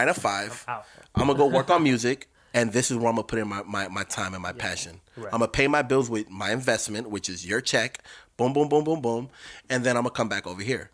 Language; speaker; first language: English; native; English